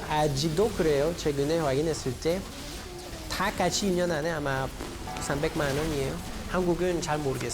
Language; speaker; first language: Korean; non-native, fluent; English